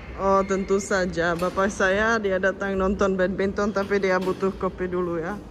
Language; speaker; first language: Indonesian; non-native, fluent; Czech